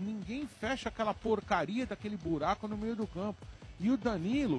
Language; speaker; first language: Portuguese; native; Portuguese